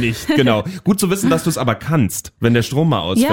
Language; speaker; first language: German; native; German